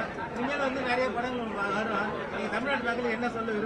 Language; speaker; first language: Tamil; native; Tamil